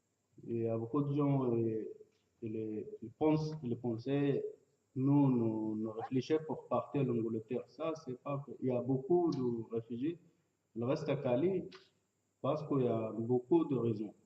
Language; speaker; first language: French; non-native, learner; Arabic